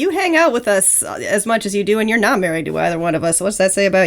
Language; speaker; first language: English; native; English